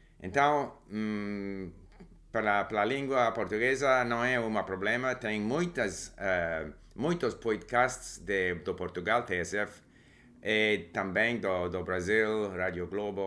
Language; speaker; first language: Portuguese; non-native, learner; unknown